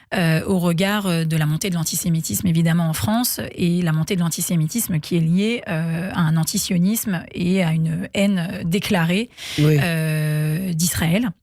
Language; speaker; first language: French; native; French